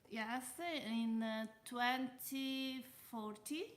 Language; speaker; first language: English; non-native, learner; Italian